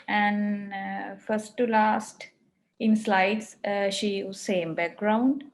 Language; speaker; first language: English; non-native, learner; Sinhala